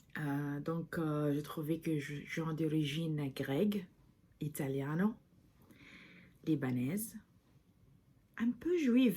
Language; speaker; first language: French; non-native, fluent; English